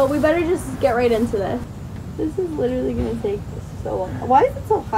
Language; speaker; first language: English; native; English